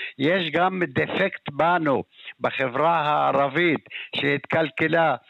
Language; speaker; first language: Hebrew; non-native, local second language; Arabic